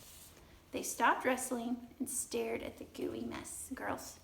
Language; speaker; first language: English; native; English